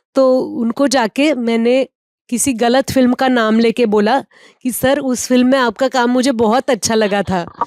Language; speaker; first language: Hindi; non-native, local second language; Marathi